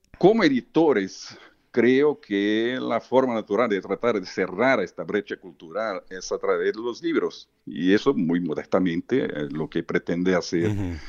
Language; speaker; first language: Spanish; early bilingual, heritage; Portuguese